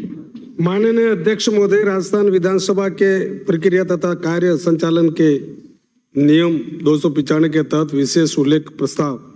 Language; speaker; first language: Hindi; native; Hindi